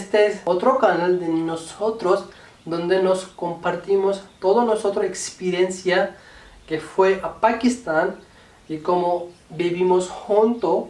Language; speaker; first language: Spanish; non-native, learner; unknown